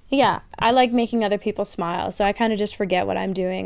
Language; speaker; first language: English; native; English